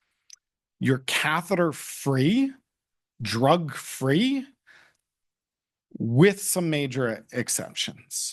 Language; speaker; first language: English; native; English